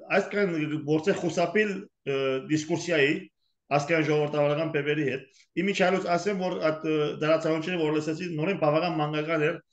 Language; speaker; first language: Armenian; early bilingual, heritage; Armenian